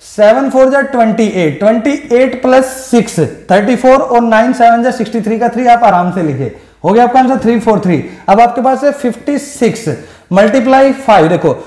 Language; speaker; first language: Hindi; non-native, local second language; Punjabi